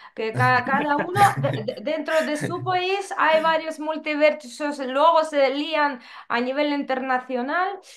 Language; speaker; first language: Spanish; non-native, fluent; Ukrainian